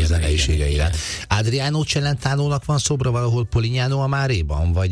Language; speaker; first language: Hungarian; native; Hungarian